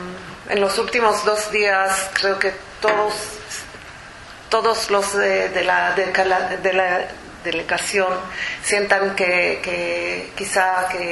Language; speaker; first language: Spanish; non-native, fluent; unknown